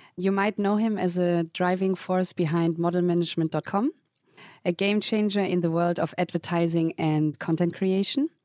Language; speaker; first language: English; non-native, fluent; German